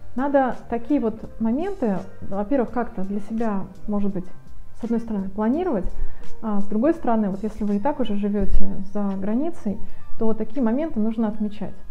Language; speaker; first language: Russian; native; Russian